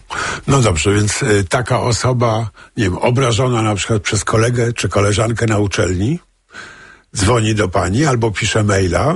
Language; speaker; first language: Polish; native; Polish